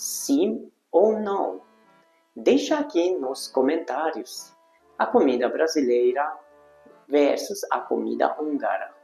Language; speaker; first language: Portuguese; non-native, fluent; Hungarian